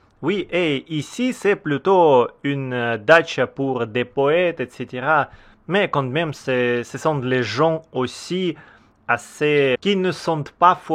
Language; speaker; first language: French; non-native, learner; Russian